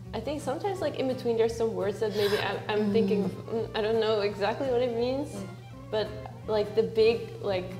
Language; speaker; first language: English; non-native, fluent; Dutch